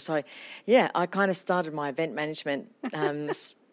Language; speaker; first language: English; non-native, fluent; Finnish